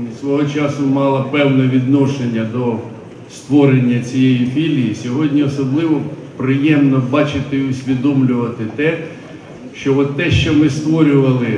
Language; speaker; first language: Ukrainian; native; Ukrainian